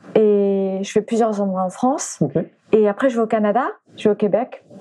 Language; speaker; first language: French; early bilingual, other home language; English